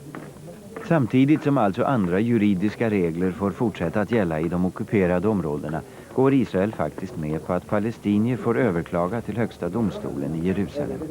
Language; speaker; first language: Swedish; native; Swedish